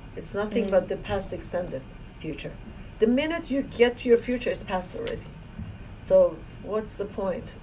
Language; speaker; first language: English; non-native, fluent; Persian